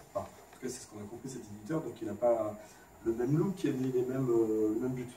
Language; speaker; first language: French; native; French